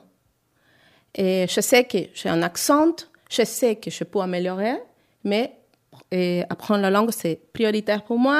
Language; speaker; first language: French; non-native, learner; Spanish